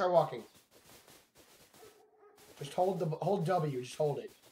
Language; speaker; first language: English; native; English